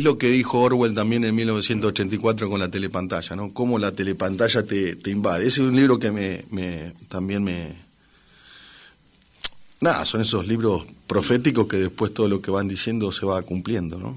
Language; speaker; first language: Spanish; native; Spanish